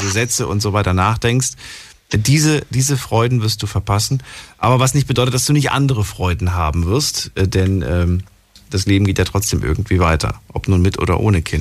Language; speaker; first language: German; native; German